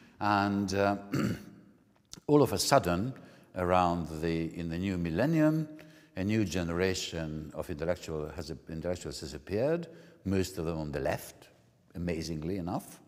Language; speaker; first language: English; non-native, fluent; Hungarian